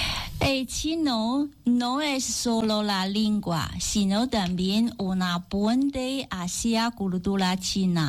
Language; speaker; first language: Spanish; non-native, learner; Chinese